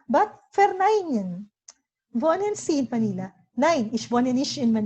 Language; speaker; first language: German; non-native, learner; Filipino